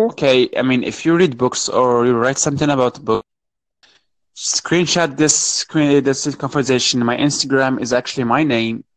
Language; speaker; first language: English; non-native, fluent; Arabic